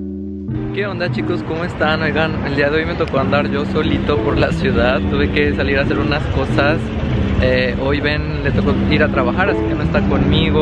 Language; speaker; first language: Spanish; native; Spanish